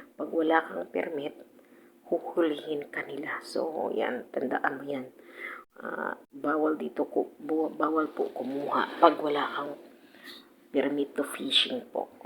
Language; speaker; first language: Filipino; non-native, local second language; Cebuano